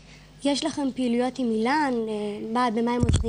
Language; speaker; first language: Hebrew; native; Hebrew